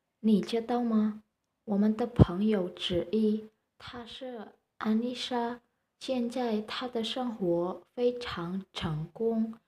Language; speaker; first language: Chinese; non-native, learner; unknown